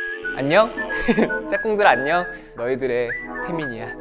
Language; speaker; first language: Korean; native; Korean